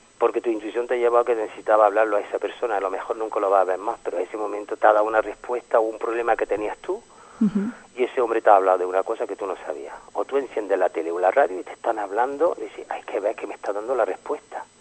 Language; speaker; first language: Spanish; non-native, fluent; French